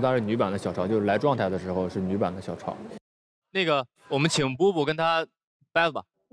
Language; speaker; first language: Chinese; native; Chinese